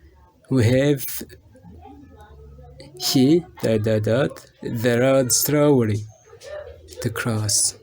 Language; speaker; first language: English; non-native, fluent; Rundi